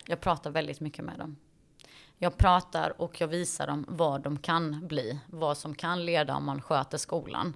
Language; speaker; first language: Swedish; early bilingual, other home language; Bosnian